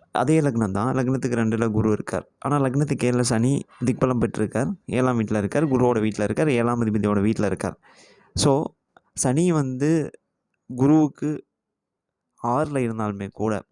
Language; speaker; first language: Tamil; native; Tamil